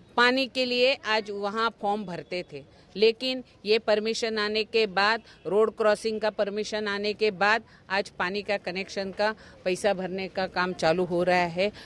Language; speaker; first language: Hindi; non-native, local second language; Marathi